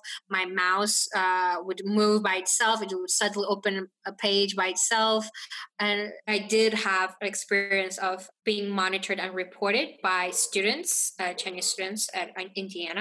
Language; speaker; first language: English; non-native, fluent; Chinese